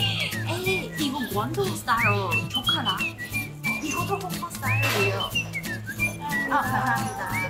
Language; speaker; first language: Korean; non-native, learner; Cantonese